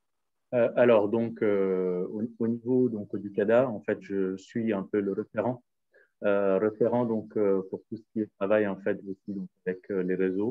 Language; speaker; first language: French; native; French